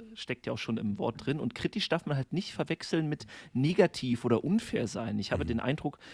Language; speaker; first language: German; native; German